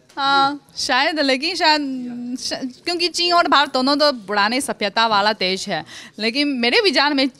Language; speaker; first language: Hindi; non-native, fluent; Chinese